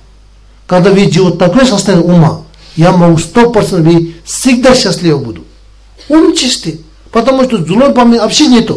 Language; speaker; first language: Russian; non-native, learner; Tibetan